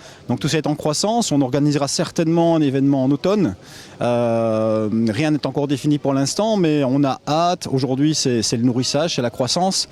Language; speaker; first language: French; native; French